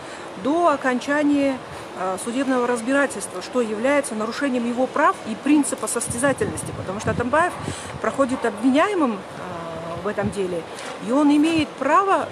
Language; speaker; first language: Russian; native; Russian